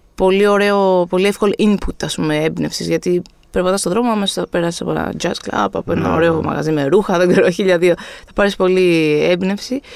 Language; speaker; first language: Greek; native; Greek